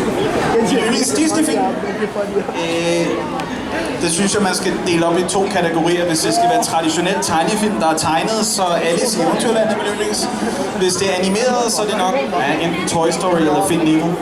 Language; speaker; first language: Danish; native; Danish